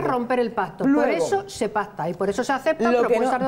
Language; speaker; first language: Spanish; native; Spanish